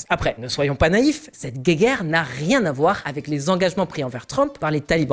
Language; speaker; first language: French; native; French